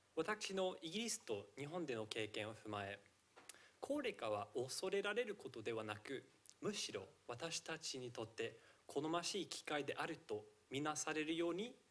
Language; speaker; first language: Japanese; non-native, fluent; English